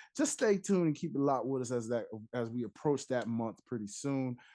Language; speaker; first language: English; native; English